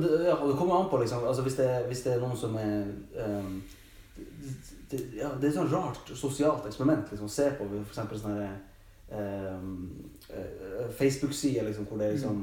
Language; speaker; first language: Norwegian; native; Norwegian